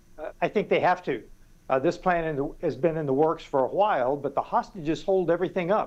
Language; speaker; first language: English; native; English